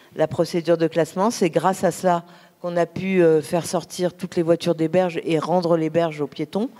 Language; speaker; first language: French; native; French